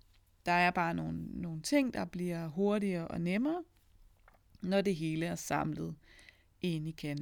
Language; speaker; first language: Danish; native; Danish